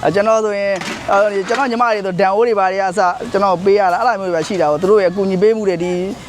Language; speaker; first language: Burmese; native; Burmese